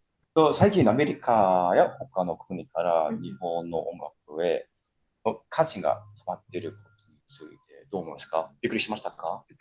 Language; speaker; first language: Japanese; non-native, fluent; English